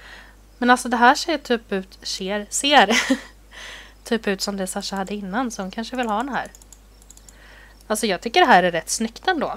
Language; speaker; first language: Swedish; native; Swedish